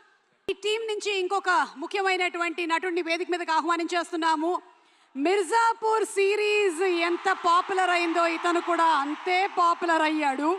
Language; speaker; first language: Telugu; native; Telugu